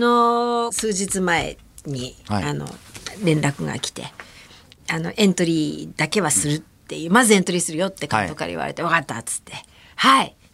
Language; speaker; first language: Japanese; native; Japanese